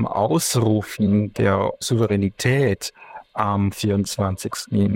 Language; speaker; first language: German; non-native, fluent; Ukrainian